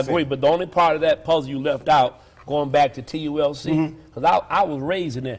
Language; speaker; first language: English; native; English